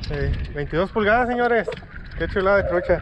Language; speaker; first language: Spanish; native; Spanish